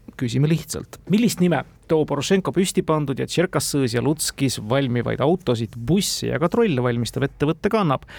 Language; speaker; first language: Estonian; native; Estonian